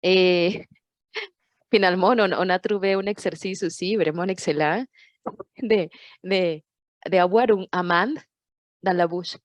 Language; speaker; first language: French; non-native, fluent; Portuguese